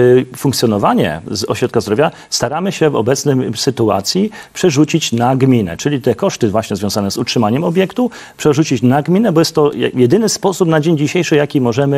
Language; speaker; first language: Polish; native; Polish